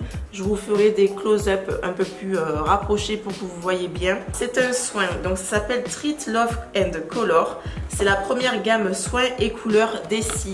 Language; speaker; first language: French; native; French